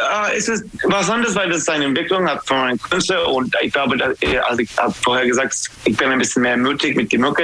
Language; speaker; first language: German; non-native, learner; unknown